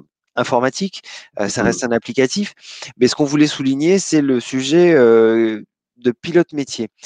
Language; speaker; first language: French; native; French